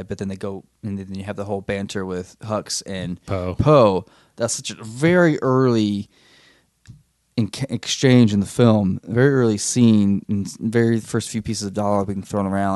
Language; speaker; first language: English; native; English